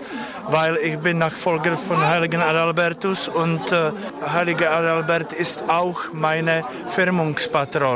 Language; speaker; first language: German; non-native, fluent; Czech